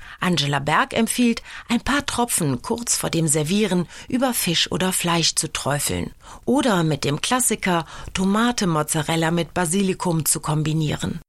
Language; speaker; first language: German; native; German